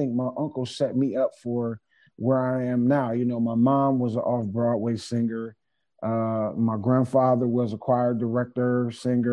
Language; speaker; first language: English; native; English